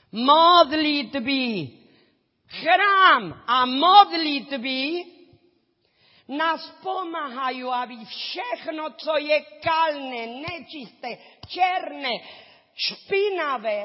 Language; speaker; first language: Czech; non-native, learner; Spanish